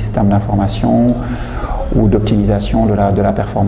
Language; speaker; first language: French; non-native, local second language; Wolof